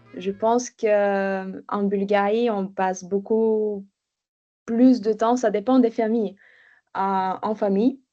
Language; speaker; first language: French; non-native, fluent; Bulgarian